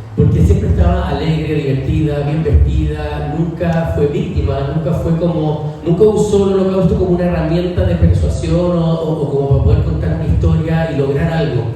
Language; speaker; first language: Spanish; native; Spanish